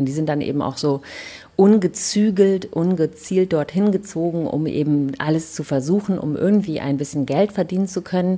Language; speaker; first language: German; native; German